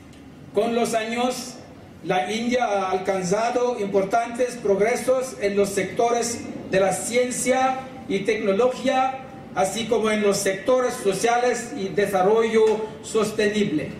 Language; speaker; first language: Spanish; non-native, learner; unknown